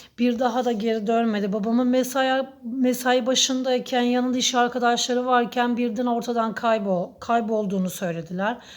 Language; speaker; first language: Turkish; native; Turkish